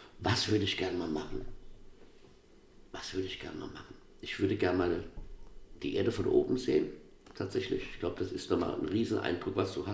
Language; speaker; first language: German; native; German